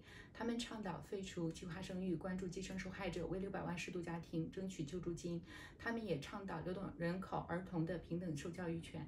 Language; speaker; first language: Chinese; native; Chinese